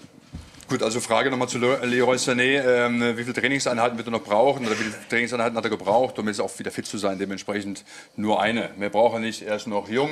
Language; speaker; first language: German; native; German